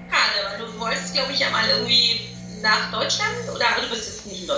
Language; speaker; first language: German; native; German